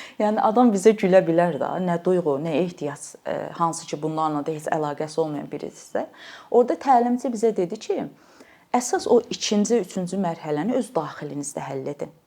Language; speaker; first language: Azerbaijani; native; Azerbaijani